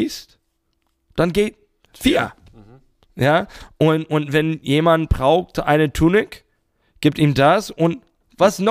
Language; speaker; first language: German; non-native, fluent; English